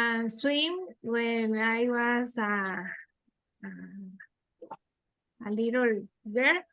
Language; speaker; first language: English; non-native, learner; Spanish